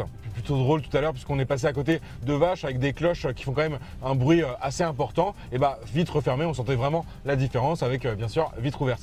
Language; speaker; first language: French; native; French